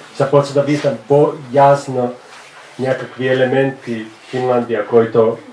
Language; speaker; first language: Bulgarian; non-native, fluent; Finnish